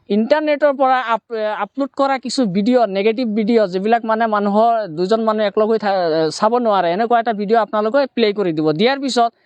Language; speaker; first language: Assamese; non-native, local second language; Bangla